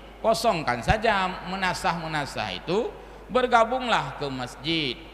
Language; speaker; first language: Malay; non-native, local second language; Achinese